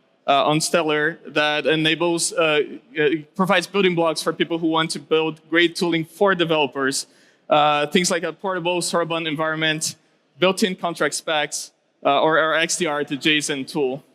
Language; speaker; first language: English; non-native, local second language; Portuguese